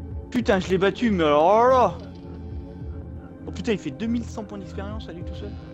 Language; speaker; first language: French; native; French